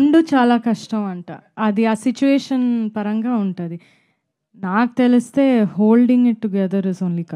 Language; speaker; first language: Telugu; non-native, fluent; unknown